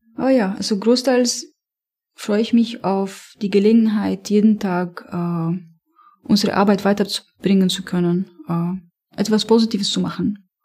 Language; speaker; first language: German; non-native, fluent; Arabic